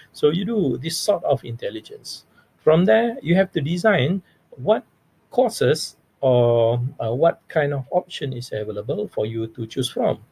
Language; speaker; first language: English; non-native, local second language; Malay